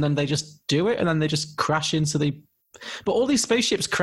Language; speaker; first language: English; native; English